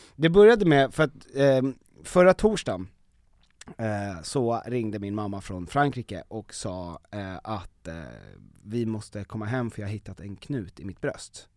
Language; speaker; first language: Swedish; native; Swedish